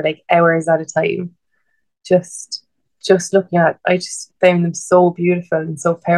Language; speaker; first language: English; native; English